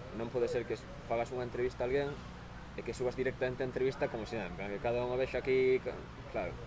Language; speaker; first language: Galician; native; Galician